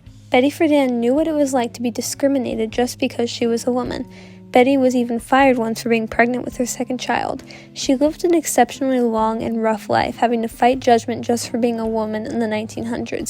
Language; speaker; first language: English; native; English